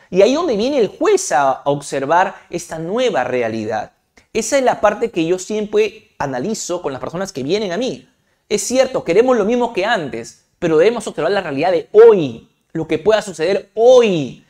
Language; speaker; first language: Spanish; native; Spanish